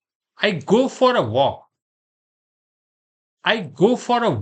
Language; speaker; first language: English; non-native, fluent; Gujarati